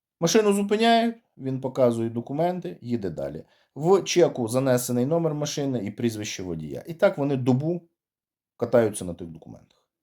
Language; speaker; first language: Ukrainian; native; Ukrainian